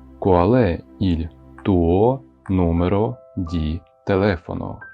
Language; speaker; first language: Italian; non-native, fluent; Ukrainian